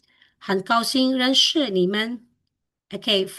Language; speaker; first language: Chinese; non-native, fluent; Khmer